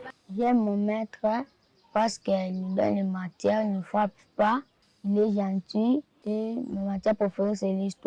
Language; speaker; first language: French; non-native, local second language; Lingala